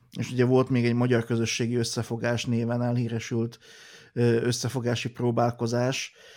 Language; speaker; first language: Hungarian; native; Hungarian